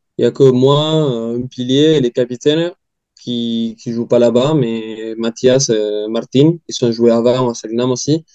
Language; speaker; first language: French; non-native, fluent; Spanish